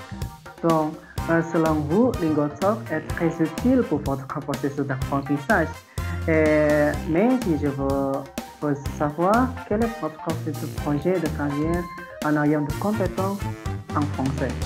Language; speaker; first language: French; non-native, fluent; Indonesian